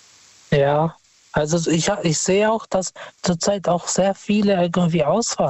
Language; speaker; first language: German; non-native, fluent; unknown